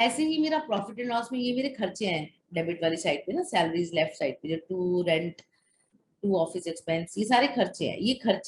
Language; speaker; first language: Hindi; native; Hindi